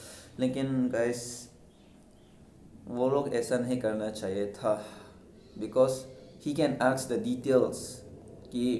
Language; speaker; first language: Hindi; non-native, local second language; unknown